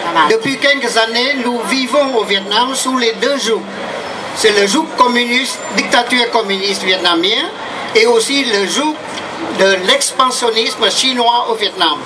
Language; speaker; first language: French; non-native, fluent; Vietnamese